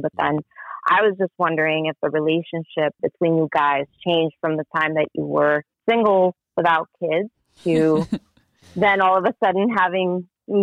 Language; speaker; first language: English; native; English